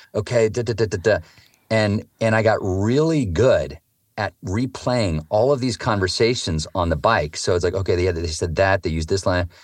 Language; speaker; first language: English; native; English